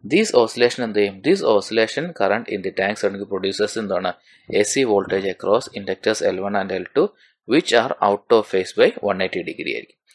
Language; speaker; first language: English; non-native, local second language; Malayalam